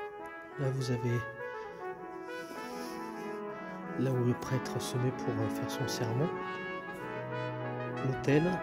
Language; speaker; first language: French; native; French